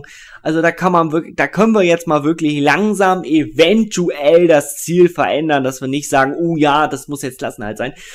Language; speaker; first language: German; native; German